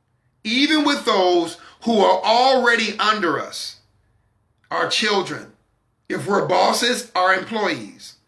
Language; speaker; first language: English; native; English